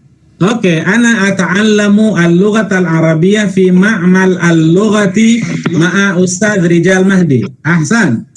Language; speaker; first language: Arabic; non-native, fluent; Indonesian